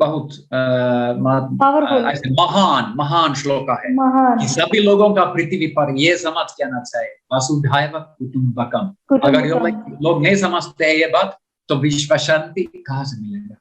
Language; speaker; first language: Hindi; non-native, learner; Finnish